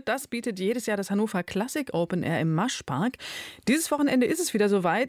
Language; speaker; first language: German; native; German